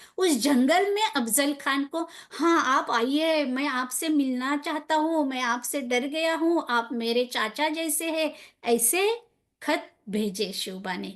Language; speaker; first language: Hindi; non-native, local second language; Marathi